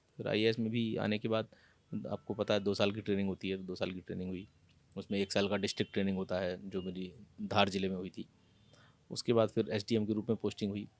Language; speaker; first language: Hindi; native; Hindi